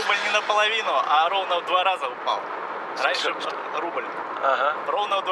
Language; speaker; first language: Russian; native; Russian